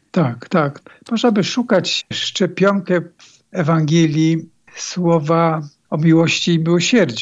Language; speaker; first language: Polish; native; Polish